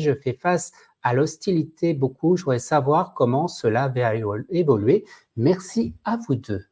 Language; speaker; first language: French; native; French